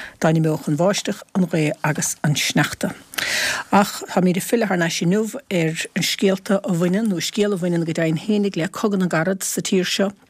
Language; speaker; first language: Irish; native; Irish